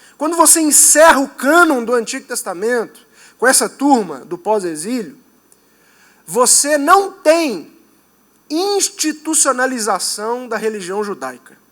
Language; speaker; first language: Portuguese; native; Portuguese